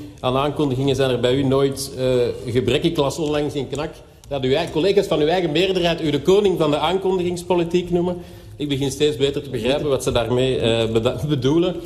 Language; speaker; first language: Dutch; native; Dutch